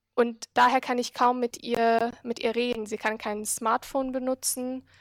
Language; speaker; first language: German; non-native, fluent; Arabic